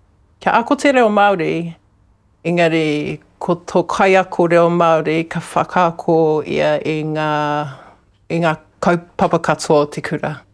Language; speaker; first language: Māori; non-native, local second language; English